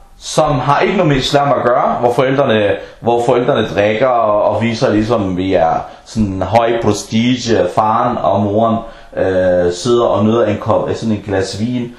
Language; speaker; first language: Danish; non-native, fluent; Arabic